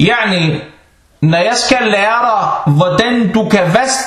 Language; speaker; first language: Danish; non-native, fluent; Arabic